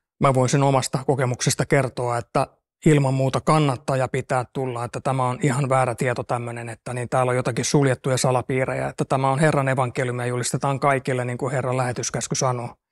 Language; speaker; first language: Finnish; native; Finnish